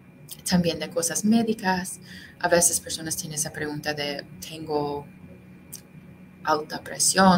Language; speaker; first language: Spanish; non-native, fluent; English